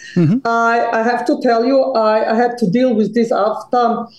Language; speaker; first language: English; non-native, fluent; Serbian